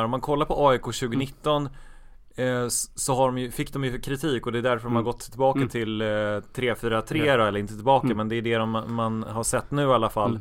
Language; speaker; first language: Swedish; native; Swedish